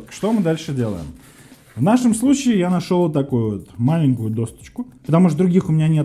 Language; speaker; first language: Russian; native; Russian